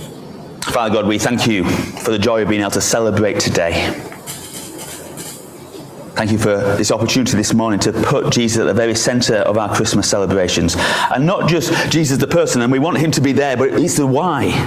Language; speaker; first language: English; native; English